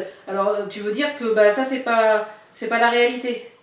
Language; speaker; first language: French; native; French